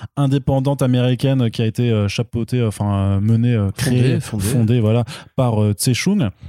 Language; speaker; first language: French; native; French